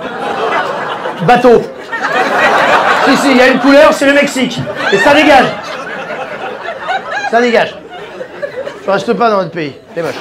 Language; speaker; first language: French; native; French